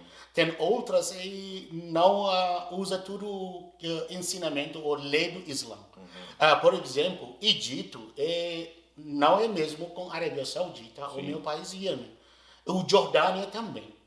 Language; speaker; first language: Portuguese; non-native, learner; Arabic